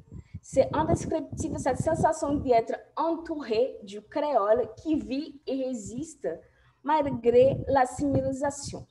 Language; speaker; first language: French; non-native, fluent; Portuguese